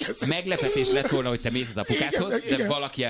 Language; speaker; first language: Hungarian; native; Hungarian